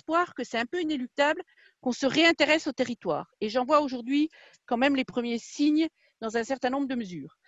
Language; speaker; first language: French; native; French